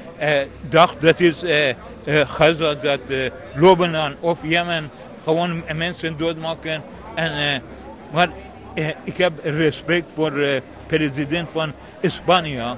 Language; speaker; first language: Dutch; non-native, learner; Persian